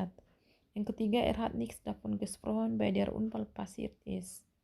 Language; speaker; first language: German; non-native, learner; Indonesian